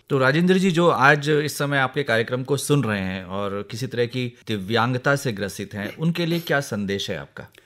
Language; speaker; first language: Hindi; native; Hindi